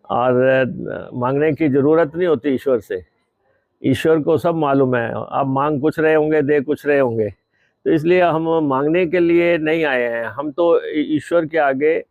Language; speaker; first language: Hindi; native; Hindi